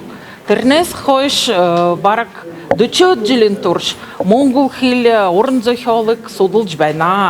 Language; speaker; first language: Mongolian; non-native, fluent; Russian